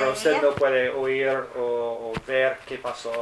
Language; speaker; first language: Spanish; non-native, learner; English